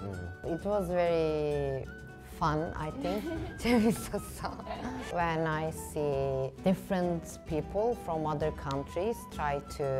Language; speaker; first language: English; non-native, fluent; Turkish